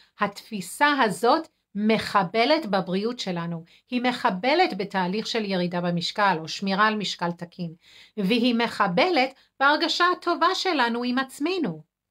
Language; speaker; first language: Hebrew; non-native, fluent; English